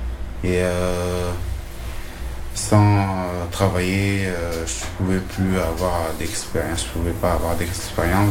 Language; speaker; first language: French; non-native, local second language; Comorian